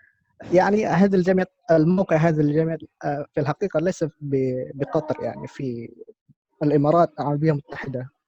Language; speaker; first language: Arabic; non-native, learner; Indonesian